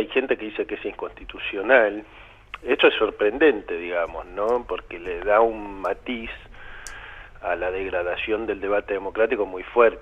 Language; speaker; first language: Spanish; native; Spanish